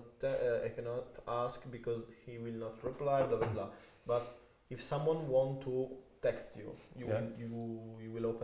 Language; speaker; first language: English; non-native, fluent; Italian